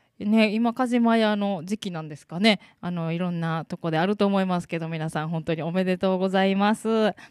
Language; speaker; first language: Japanese; native; Japanese